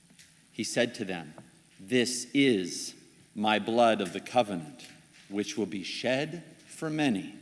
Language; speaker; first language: English; native; English